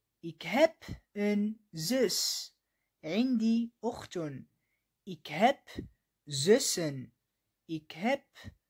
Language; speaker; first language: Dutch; non-native, fluent; Arabic